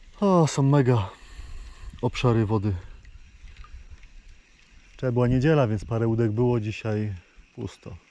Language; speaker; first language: Polish; native; Polish